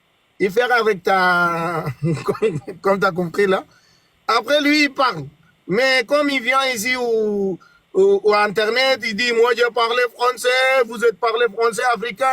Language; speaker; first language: French; non-native, learner; Arabic